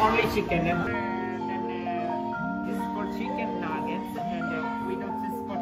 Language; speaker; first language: English; non-native, learner; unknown